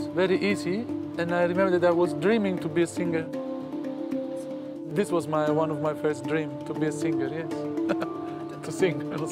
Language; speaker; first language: English; non-native, fluent; Italian